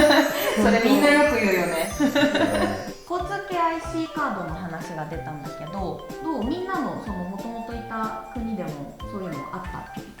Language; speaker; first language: Japanese; native; Japanese